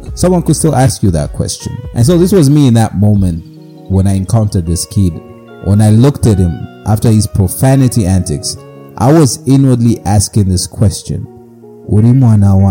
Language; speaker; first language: English; non-native, local second language; Shona